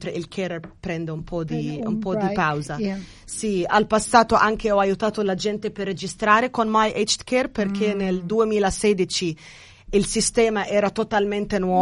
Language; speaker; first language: Italian; non-native, fluent; Arabic